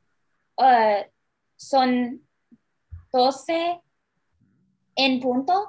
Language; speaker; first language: Spanish; non-native, learner; English